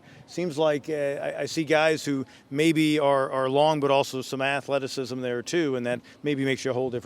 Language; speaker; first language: English; native; English